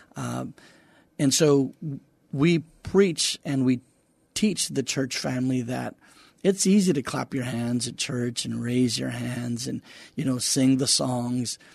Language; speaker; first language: English; native; English